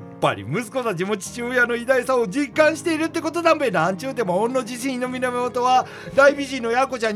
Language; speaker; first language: Japanese; native; Japanese